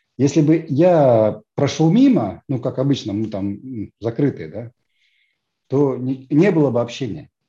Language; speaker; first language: Russian; native; Russian